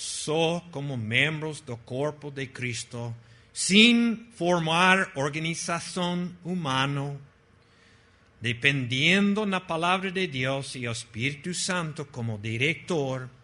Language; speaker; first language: Portuguese; non-native, fluent; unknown